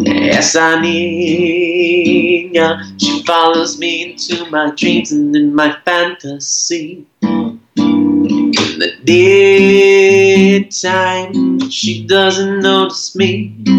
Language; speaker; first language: English; early bilingual, other home language; Portuguese